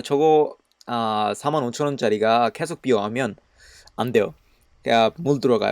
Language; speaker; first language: Korean; non-native, learner; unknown